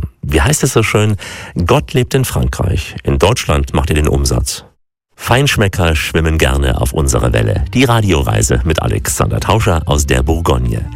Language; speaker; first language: German; native; German